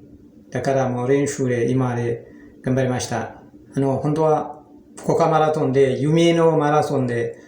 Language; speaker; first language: Japanese; non-native, learner; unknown